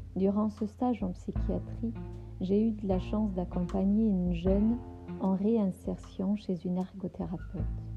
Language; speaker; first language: French; non-native, fluent; German